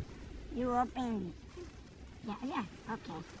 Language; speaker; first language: English; non-native, learner; Spanish